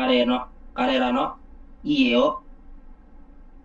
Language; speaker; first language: Japanese; non-native, learner; Indonesian